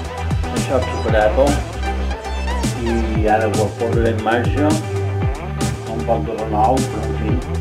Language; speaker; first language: Spanish; non-native, local second language; Catalan